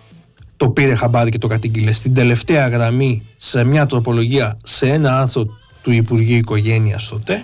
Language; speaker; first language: Greek; native; Greek